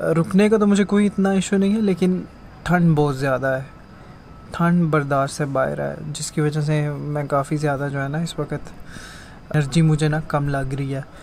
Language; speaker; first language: Urdu; non-native, local second language; Punjabi